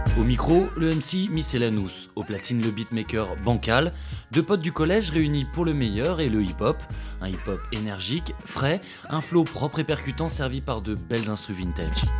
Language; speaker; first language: French; native; French